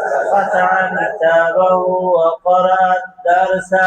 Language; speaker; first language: Arabic; non-native, fluent; Bangla